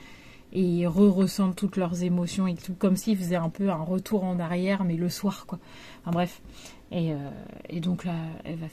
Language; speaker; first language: French; native; French